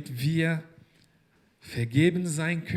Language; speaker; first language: German; non-native, fluent; Portuguese